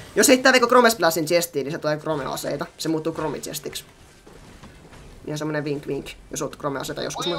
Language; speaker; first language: Finnish; native; Finnish